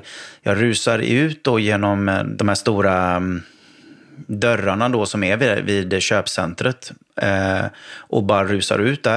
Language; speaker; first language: Swedish; native; Swedish